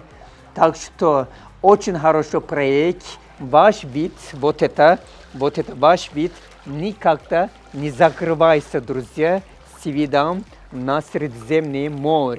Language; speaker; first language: Russian; non-native, learner; Turkish